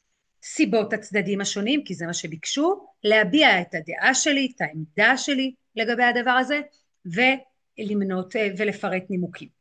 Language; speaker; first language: Hebrew; native; Hebrew